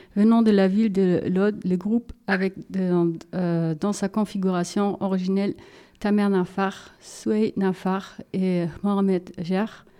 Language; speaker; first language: French; non-native, fluent; German